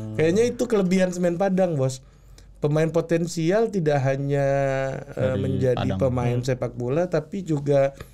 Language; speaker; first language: Indonesian; non-native, local second language; Minangkabau